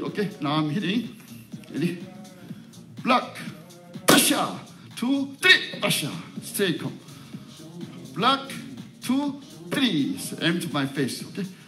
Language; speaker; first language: English; non-native, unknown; Korean